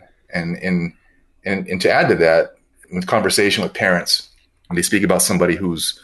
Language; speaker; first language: English; native; English